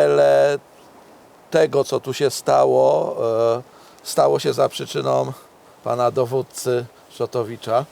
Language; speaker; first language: Polish; native; Polish